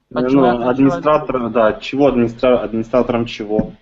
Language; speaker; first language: Russian; native; Russian